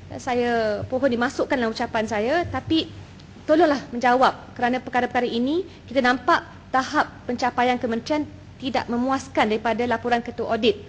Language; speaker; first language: Malay; native; Malay